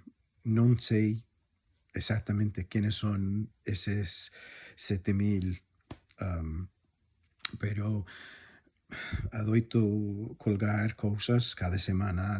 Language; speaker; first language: Galician; non-native, fluent; English